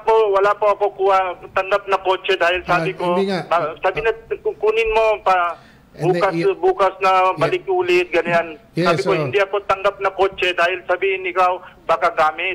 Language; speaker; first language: Filipino; non-native, learner; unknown